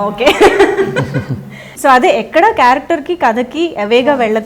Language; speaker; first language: Telugu; native; Telugu